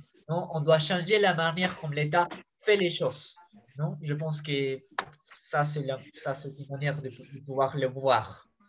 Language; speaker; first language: French; non-native, fluent; Spanish